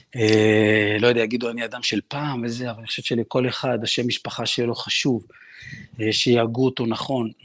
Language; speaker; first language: Hebrew; early bilingual, other home language; Russian